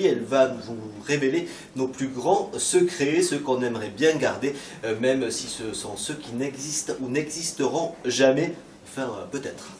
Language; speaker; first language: French; native; French